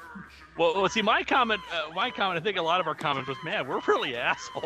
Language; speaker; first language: English; native; English